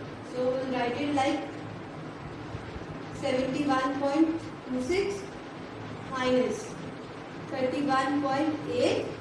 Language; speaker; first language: English; non-native, local second language; Hindi